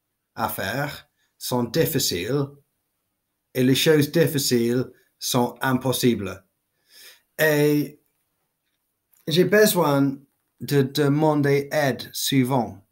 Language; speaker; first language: French; non-native, learner; English